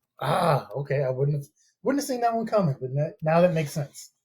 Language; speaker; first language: English; native; English